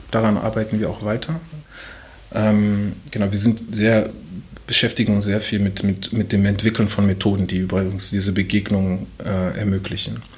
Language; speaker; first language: German; early bilingual, other home language; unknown